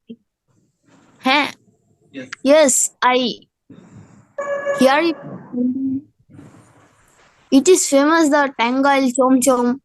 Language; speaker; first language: English; non-native, learner; Bangla